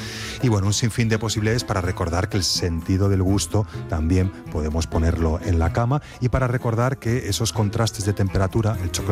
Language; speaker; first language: Spanish; native; Spanish